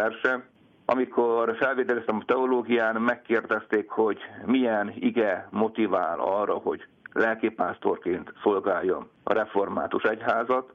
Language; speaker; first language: Hungarian; native; Hungarian